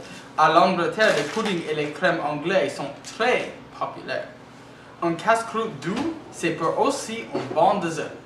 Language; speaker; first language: French; non-native, learner; English